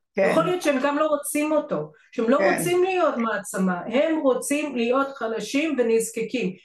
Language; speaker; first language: Hebrew; non-native, fluent; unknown